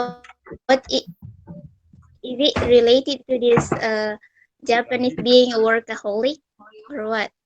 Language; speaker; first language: English; non-native, fluent; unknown